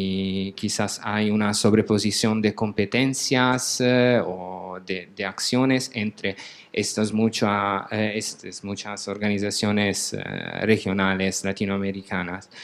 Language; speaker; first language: Spanish; non-native, fluent; Italian